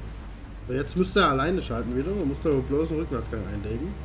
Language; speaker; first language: German; native; German